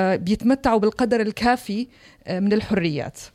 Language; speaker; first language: Arabic; non-native, local second language; Kurdish